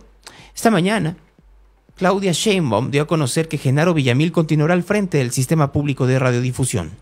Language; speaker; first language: Spanish; native; Spanish